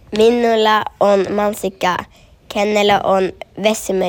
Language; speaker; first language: Finnish; non-native, learner; Swedish